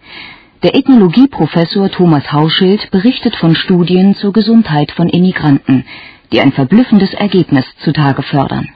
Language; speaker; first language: German; native; German